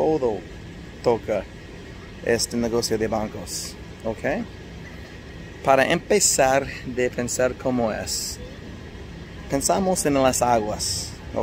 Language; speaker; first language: Spanish; non-native, fluent; English